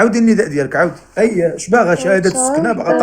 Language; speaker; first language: Arabic; native; Arabic